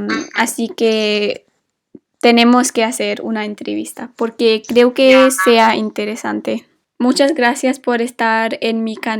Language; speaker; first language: Spanish; non-native, fluent; English